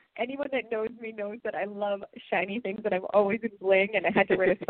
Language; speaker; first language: English; native; English